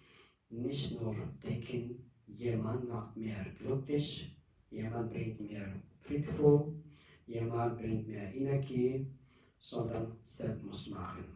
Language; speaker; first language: German; non-native, learner; Tibetan